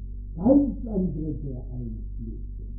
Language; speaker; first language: German; native; German